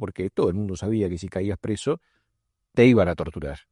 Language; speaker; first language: Spanish; native; Spanish